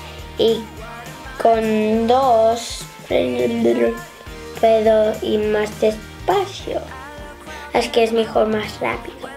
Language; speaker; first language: Spanish; early bilingual, heritage; Spanish